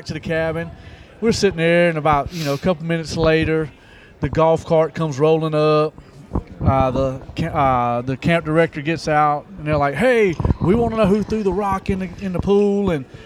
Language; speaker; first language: English; native; English